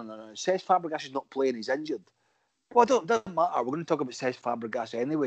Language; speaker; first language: English; native; English